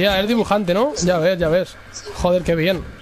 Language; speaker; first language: Spanish; native; Spanish